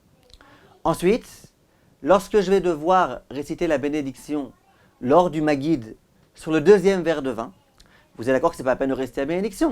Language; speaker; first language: French; native; French